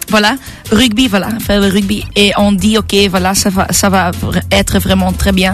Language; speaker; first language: French; non-native, local second language; Dutch